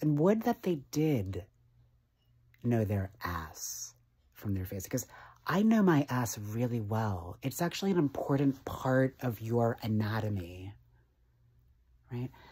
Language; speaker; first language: English; native; English